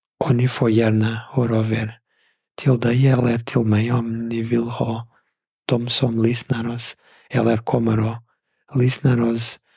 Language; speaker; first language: Swedish; non-native, fluent; Portuguese